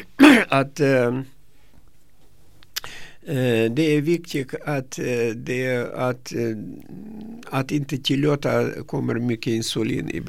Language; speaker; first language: Swedish; non-native, fluent; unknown